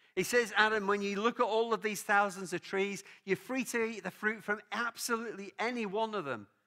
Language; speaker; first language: English; native; English